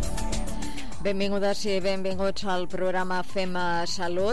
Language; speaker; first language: Catalan; native; Catalan